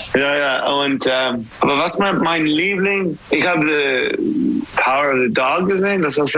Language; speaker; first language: German; non-native, learner; English